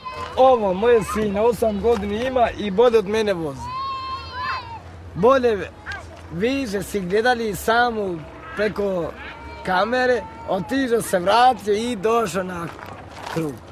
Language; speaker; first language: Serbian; non-native, local second language; Romany